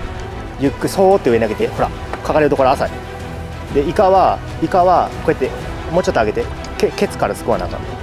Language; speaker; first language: Japanese; native; Japanese